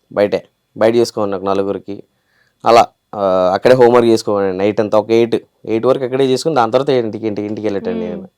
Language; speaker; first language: Telugu; native; Telugu